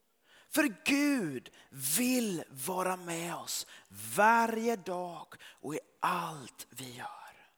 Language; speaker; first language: Swedish; early bilingual, heritage; Swedish